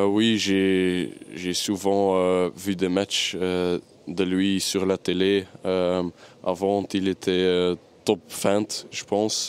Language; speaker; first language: French; non-native, local second language; Dutch